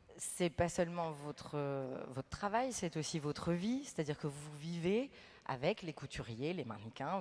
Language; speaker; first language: French; native; French